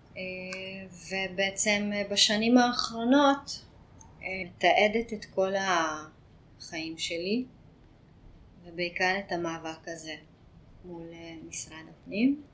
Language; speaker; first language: Hebrew; non-native, fluent; Hungarian